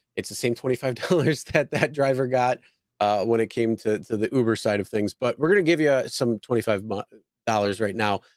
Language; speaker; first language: English; native; English